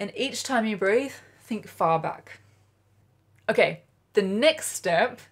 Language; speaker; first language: English; native; English